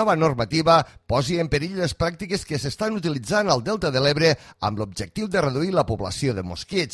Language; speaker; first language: Catalan; native; Catalan